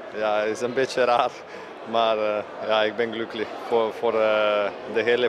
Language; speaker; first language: Dutch; non-native, fluent; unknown